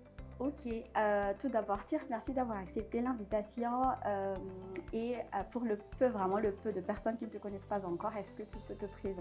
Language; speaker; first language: French; non-native, local second language; Malagasy